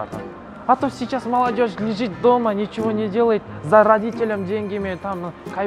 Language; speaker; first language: Russian; non-native, local second language; Kazakh